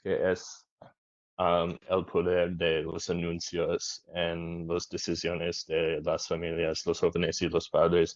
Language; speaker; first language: Spanish; non-native, learner; English